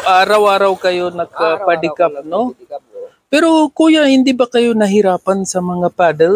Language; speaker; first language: Filipino; non-native, learner; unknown